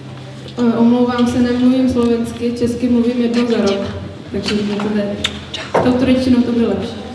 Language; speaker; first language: Czech; early bilingual, heritage; Czech